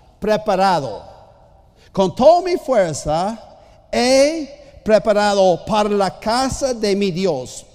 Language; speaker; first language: Spanish; non-native, fluent; English